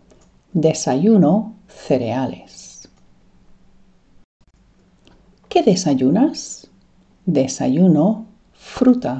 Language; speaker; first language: Spanish; non-native, fluent; English